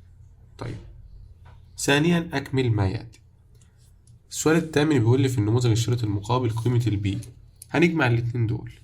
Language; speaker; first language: Arabic; native; Arabic